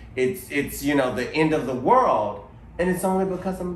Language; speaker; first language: English; native; English